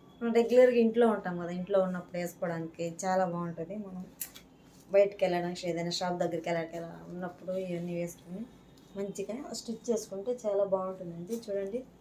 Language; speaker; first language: Telugu; native; Telugu